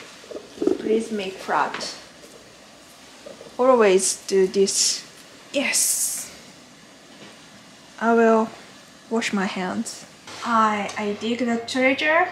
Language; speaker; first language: English; non-native, learner; Japanese